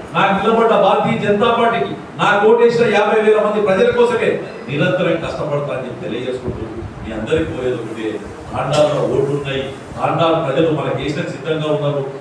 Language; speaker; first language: Telugu; non-native, local second language; Lambadi